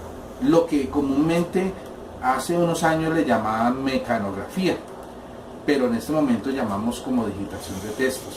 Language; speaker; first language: Spanish; native; Spanish